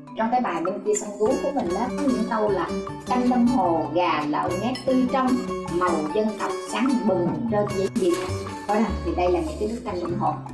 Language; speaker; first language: Vietnamese; native; Vietnamese